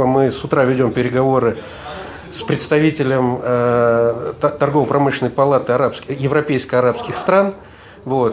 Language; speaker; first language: Russian; native; Russian